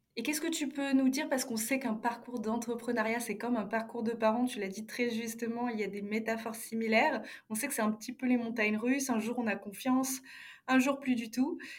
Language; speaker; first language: French; native; French